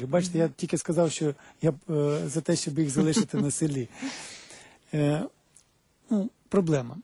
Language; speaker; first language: Ukrainian; native; Ukrainian